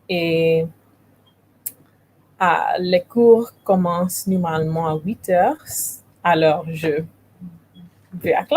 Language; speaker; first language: French; non-native, learner; English